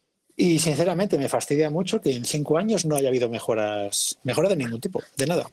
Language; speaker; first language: Spanish; native; Spanish